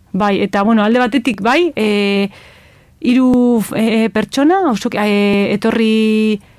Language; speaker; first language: Basque; non-native, local second language; Spanish